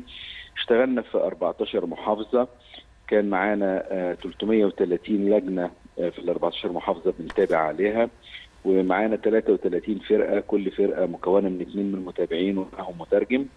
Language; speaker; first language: Arabic; native; Arabic